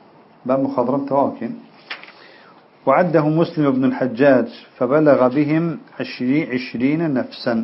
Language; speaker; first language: Arabic; non-native, fluent; Central Kurdish